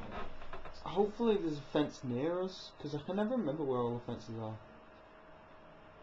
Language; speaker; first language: English; native; English